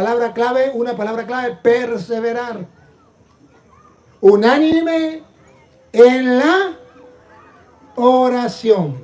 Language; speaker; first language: Spanish; native; Spanish